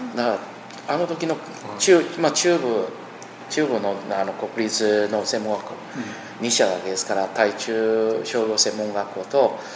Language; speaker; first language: Japanese; non-native, fluent; Chinese